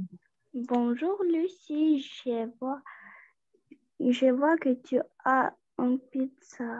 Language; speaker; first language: French; non-native, learner; Russian